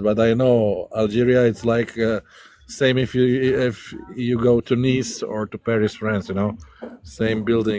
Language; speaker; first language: English; non-native, fluent; Slovenian